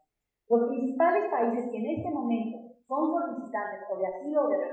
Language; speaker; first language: Spanish; native; Spanish